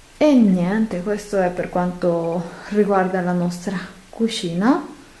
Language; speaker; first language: Italian; non-native, fluent; Spanish